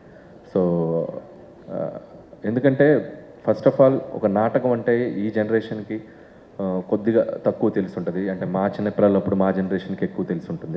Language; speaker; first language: Telugu; native; Telugu